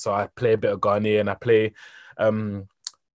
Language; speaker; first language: English; native; English